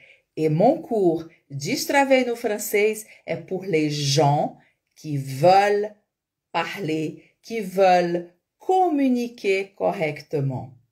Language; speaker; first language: French; non-native, fluent; Portuguese